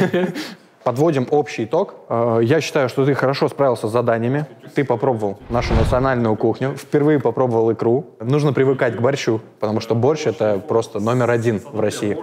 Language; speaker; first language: Russian; native; Russian